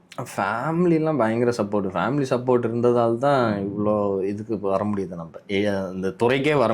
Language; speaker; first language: Tamil; native; Tamil